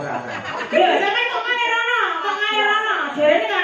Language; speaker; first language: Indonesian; non-native, local second language; Javanese